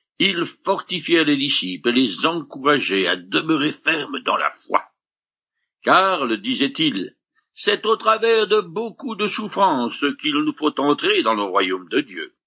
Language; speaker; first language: French; native; French